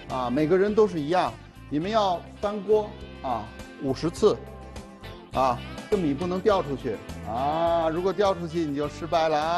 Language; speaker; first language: Chinese; native; Chinese